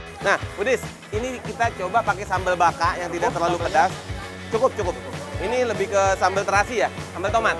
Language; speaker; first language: Indonesian; native; Indonesian